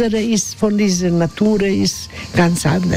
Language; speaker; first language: German; non-native, learner; Croatian